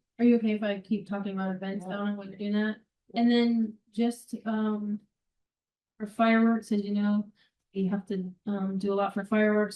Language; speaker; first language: English; native; English